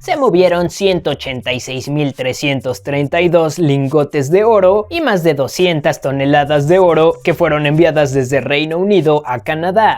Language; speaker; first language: Spanish; native; Spanish